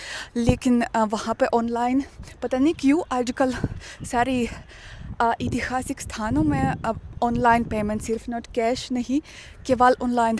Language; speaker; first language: Hindi; non-native, learner; Russian